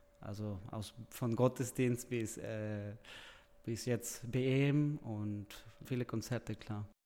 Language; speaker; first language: German; non-native, fluent; Spanish